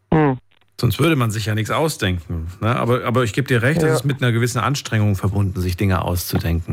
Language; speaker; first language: German; native; German